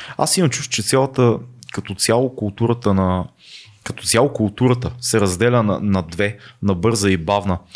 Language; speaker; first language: Bulgarian; native; Bulgarian